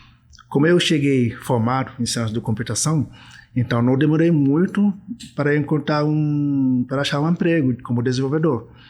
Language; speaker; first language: Portuguese; non-native, fluent; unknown